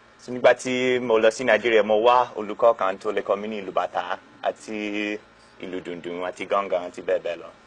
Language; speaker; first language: Yoruba; non-native, fluent; English